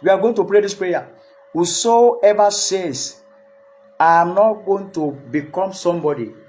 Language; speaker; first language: English; non-native, local second language; Yoruba